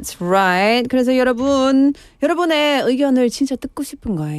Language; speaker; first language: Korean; non-native, learner; English